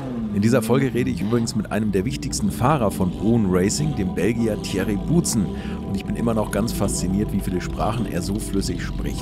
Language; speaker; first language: German; native; German